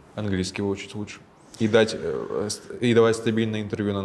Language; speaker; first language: Russian; native; Russian